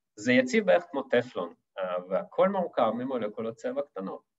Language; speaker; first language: Hebrew; non-native, fluent; Russian